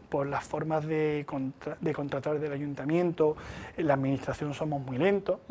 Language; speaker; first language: Spanish; native; Spanish